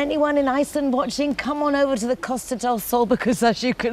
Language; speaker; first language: English; native; English